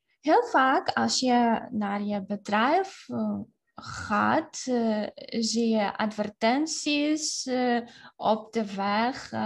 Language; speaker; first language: Dutch; non-native, fluent; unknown